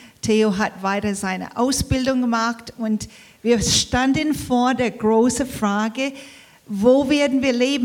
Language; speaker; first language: German; early bilingual, heritage; English